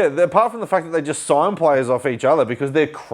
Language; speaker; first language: English; native; English